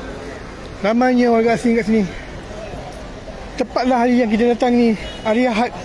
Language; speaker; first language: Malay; non-native, local second language; Tamil